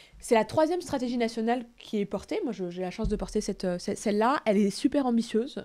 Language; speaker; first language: French; native; French